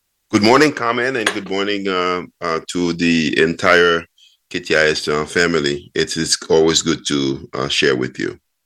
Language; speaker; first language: English; non-native, fluent; Haitian Creole